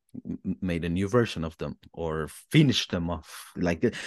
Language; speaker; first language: English; non-native, fluent; Spanish